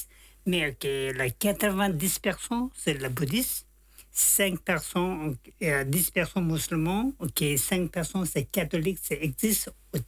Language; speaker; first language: French; non-native, learner; Tibetan